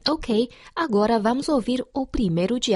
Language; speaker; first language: Portuguese; non-native, fluent; Chinese